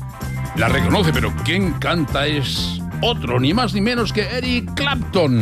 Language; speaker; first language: Spanish; native; Spanish